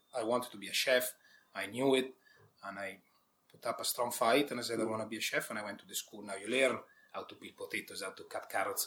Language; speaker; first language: English; non-native, fluent; Italian